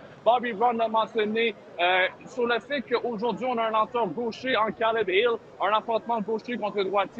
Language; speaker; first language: French; native; French